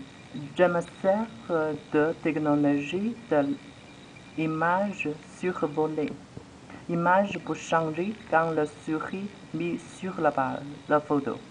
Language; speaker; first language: French; non-native, learner; Chinese